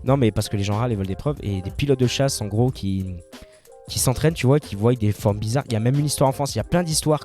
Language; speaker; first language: French; native; French